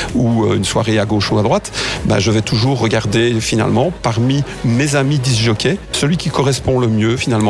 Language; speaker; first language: French; native; French